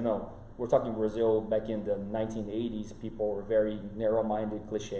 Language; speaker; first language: English; non-native, fluent; Portuguese